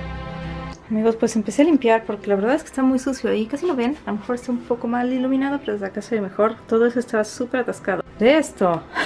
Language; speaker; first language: Spanish; native; Spanish